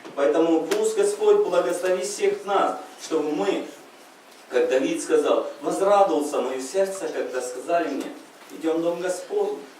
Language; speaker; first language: Russian; non-native, local second language; Uzbek